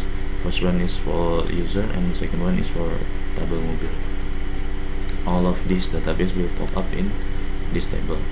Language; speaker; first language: English; non-native, learner; Indonesian